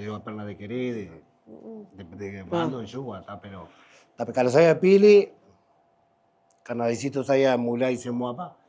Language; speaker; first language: Indonesian; non-native, fluent; Spanish